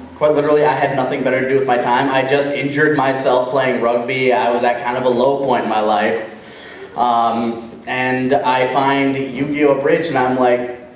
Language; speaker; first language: English; native; English